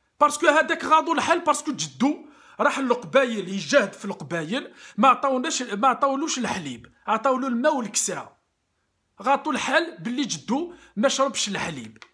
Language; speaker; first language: Arabic; non-native, local second language; Kabyle